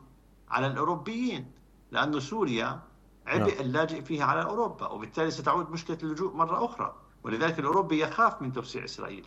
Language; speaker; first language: Arabic; native; Arabic